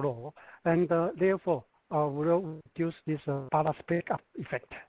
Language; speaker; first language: English; non-native, fluent; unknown